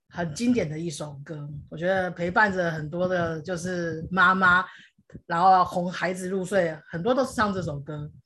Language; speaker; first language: Chinese; non-native, local second language; Hakka Chinese